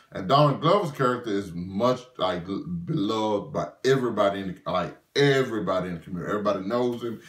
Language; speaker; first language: English; native; English